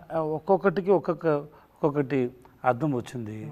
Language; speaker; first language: Telugu; non-native, learner; Tamil